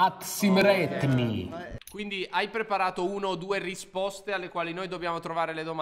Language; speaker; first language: Italian; native; Italian